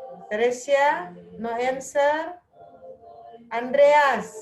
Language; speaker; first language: English; non-native, learner; Indonesian